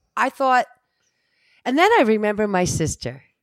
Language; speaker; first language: English; native; English